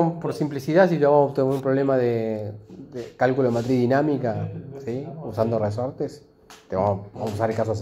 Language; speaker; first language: Spanish; native; Spanish